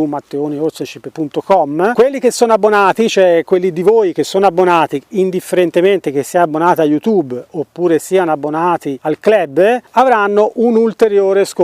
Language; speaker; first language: Italian; native; Italian